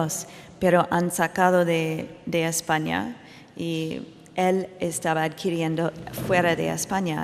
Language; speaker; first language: Spanish; non-native, fluent; English